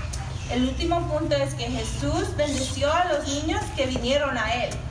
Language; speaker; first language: Spanish; early bilingual, heritage; Spanish